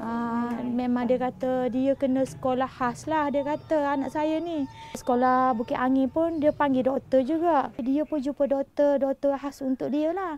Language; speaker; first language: Malay; native; Malay